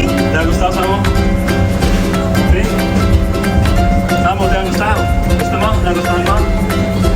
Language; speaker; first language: Spanish; non-native, fluent; Filipino